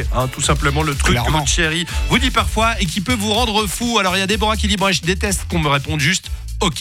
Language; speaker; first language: French; native; French